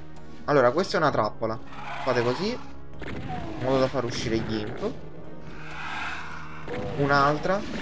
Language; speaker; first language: Italian; native; Italian